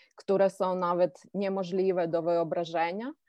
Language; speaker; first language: Polish; non-native, fluent; Ukrainian